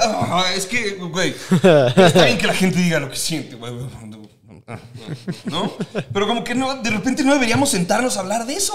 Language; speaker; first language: Spanish; native; Spanish